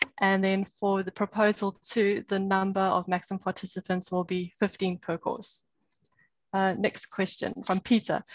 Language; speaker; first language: English; native; English